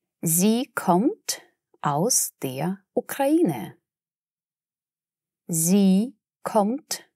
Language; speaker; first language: German; non-native, fluent; Russian